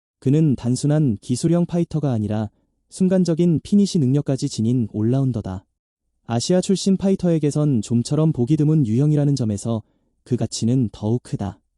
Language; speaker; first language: Korean; native; Korean